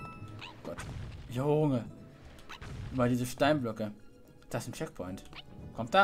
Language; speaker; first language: German; native; German